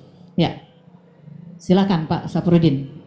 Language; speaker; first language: Indonesian; native; Indonesian